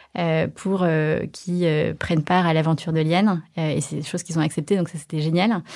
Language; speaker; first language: French; early bilingual, other home language; Chinese